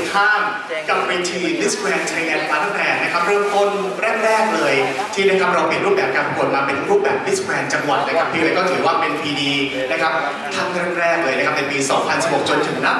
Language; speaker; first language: Thai; native; Thai